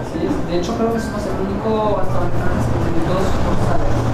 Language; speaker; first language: Spanish; non-native, fluent; French